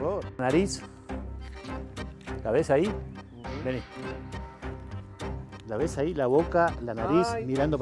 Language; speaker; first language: Spanish; native; Spanish